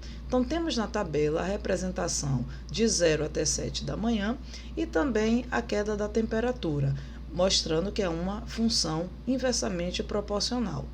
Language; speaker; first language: Portuguese; native; Portuguese